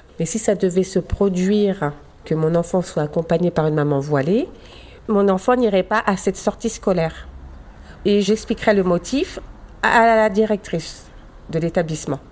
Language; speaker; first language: French; native; French